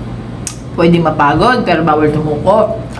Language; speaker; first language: Filipino; native; Filipino